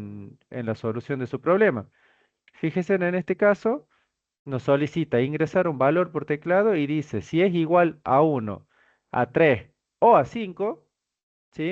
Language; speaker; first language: Spanish; native; Spanish